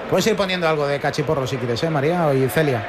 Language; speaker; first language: Spanish; native; Spanish